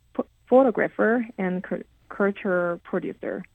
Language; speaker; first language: English; non-native, fluent; Korean